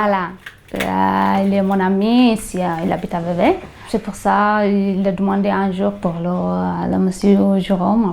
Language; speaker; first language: French; non-native, learner; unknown